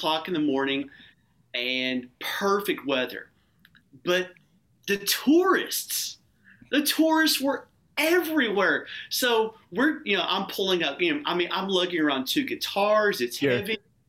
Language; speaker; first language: English; native; English